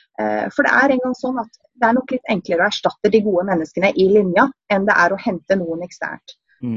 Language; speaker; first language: Norwegian; native; Norwegian